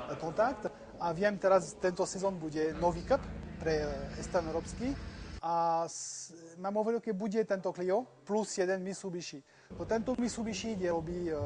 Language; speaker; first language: Slovak; non-native, learner; French